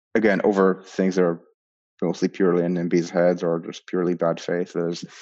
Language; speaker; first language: English; non-native, fluent; Hebrew